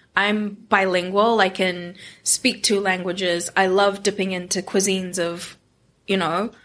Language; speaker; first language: English; non-native, local second language; Japanese